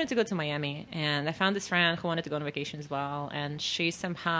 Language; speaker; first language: English; non-native, fluent; Russian